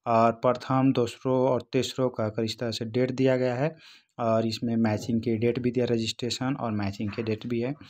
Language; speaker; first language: Hindi; non-native, local second language; Bhojpuri